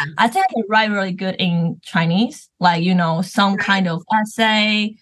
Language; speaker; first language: English; non-native, fluent; Chinese